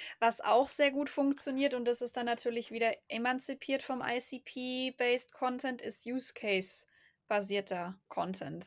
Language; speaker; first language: German; native; German